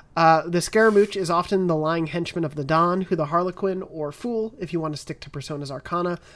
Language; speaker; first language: English; native; English